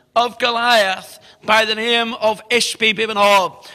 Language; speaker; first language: English; native; English